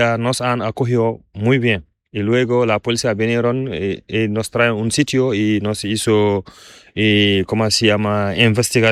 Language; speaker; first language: Spanish; non-native, learner; Fula